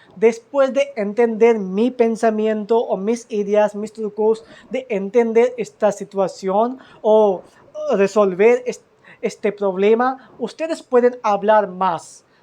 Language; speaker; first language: Spanish; non-native, fluent; Hindi